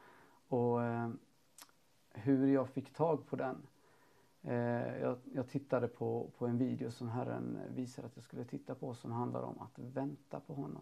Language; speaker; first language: Swedish; native; Swedish